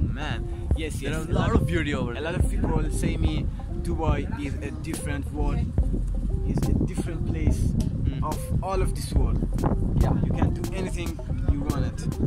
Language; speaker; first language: English; non-native, learner; Persian